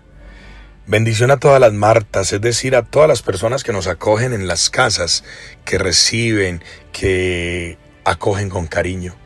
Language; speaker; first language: Spanish; native; Spanish